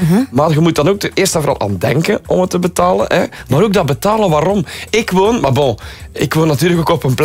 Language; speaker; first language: Dutch; native; Dutch